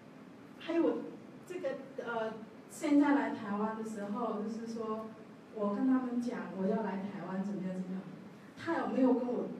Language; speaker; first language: Chinese; non-native, learner; Javanese